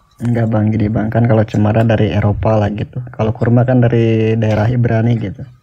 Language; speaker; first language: Indonesian; native; Indonesian